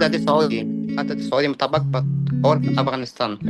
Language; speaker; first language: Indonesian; non-native, learner; Arabic